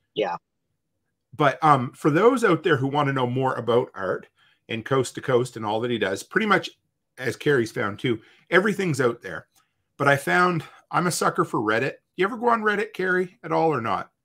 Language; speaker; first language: English; native; English